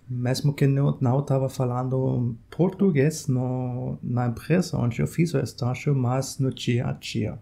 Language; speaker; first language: Portuguese; non-native, fluent; German